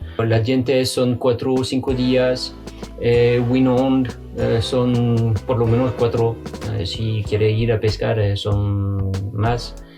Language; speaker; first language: Spanish; non-native, fluent; French